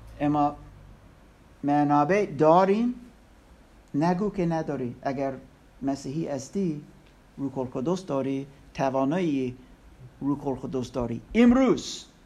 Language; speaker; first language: Persian; non-native, learner; English